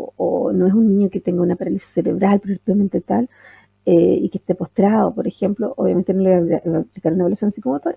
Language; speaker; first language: Spanish; native; Spanish